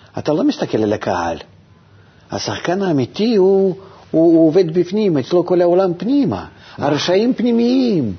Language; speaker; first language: Hebrew; non-native, fluent; Russian